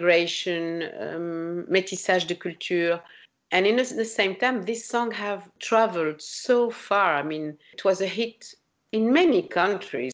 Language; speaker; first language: English; non-native, fluent; French